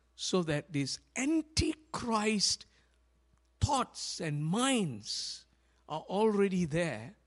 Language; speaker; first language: English; non-native, local second language; Tamil